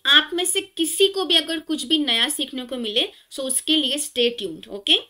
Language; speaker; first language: Hindi; non-native, local second language; Assamese